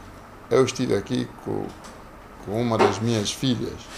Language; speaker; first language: Portuguese; non-native, local second language; Kongo